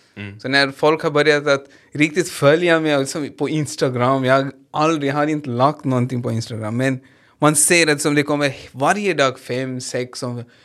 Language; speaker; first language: Swedish; non-native, fluent; Hindi